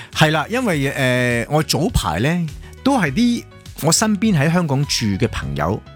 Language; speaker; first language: Cantonese; early bilingual, heritage; Cantonese